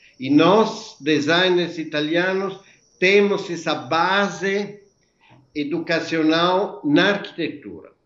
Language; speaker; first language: Portuguese; non-native, fluent; Italian